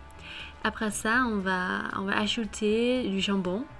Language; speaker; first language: French; non-native, fluent; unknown